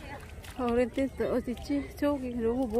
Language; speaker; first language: Korean; non-native, learner; Filipino